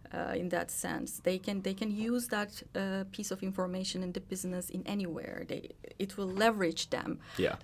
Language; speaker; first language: English; non-native, fluent; Turkish